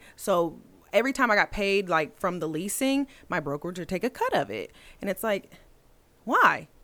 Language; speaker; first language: English; native; English